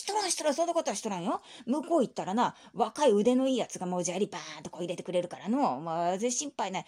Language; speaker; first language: Japanese; native; Japanese